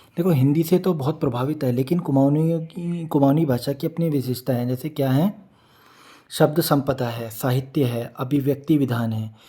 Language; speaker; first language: Hindi; native; Hindi